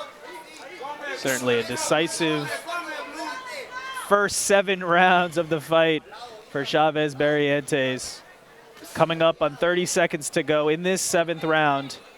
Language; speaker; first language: English; native; English